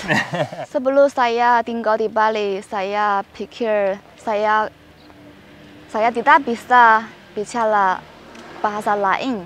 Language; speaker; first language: Indonesian; non-native, learner; Chinese